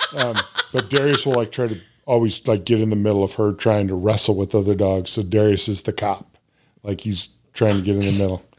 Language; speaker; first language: English; native; English